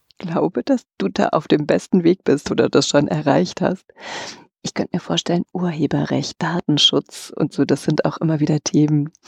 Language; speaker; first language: German; native; German